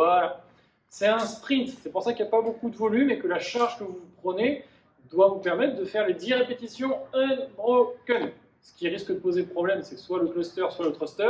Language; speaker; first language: French; native; French